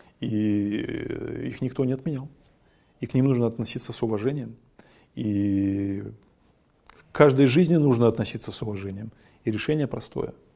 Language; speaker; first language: Russian; native; Russian